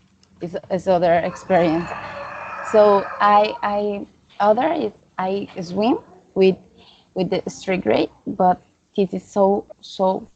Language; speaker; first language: English; non-native, learner; Spanish